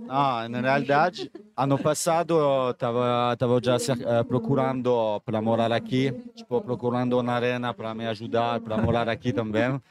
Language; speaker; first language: Portuguese; non-native, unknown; French